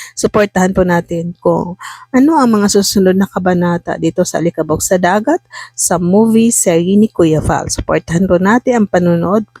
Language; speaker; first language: Filipino; non-native, local second language; Cebuano